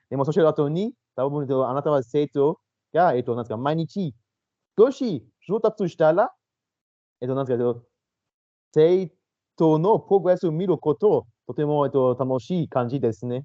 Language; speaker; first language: Japanese; non-native, learner; Luxembourgish